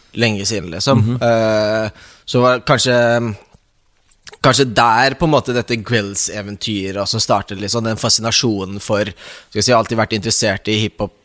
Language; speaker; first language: Norwegian; early bilingual, other home language; Romanian